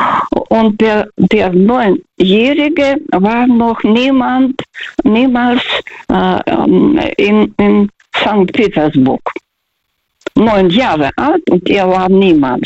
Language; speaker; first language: German; non-native, fluent; Russian